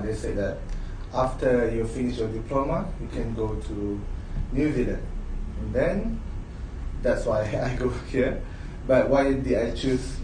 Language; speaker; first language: English; non-native, local second language; Malay